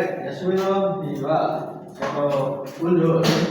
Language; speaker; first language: Japanese; non-native, learner; Indonesian